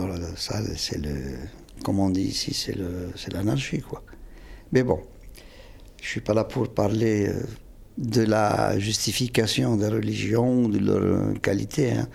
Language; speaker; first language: French; non-native, local second language; Kabyle